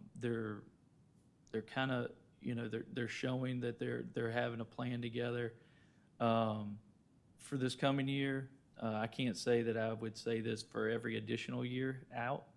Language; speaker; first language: English; native; English